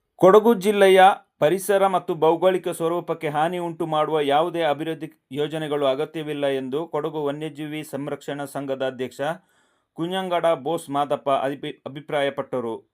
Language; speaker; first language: Kannada; non-native, local second language; Kodava